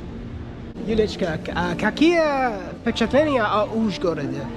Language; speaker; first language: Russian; non-native, learner; English